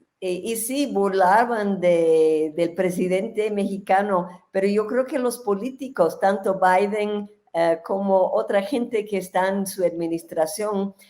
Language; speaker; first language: Spanish; non-native, fluent; English